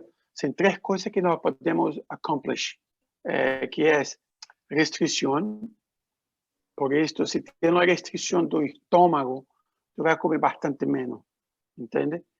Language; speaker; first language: Spanish; non-native, learner; Portuguese